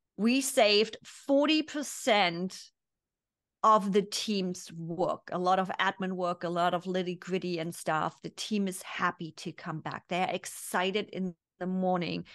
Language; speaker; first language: English; non-native, fluent; German